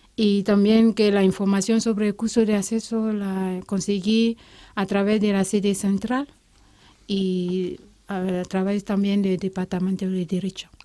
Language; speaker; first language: Spanish; non-native, fluent; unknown